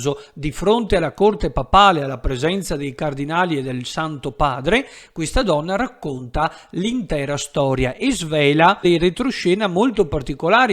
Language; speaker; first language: Italian; native; Italian